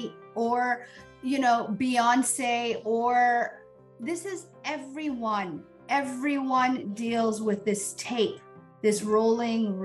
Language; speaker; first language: English; native; English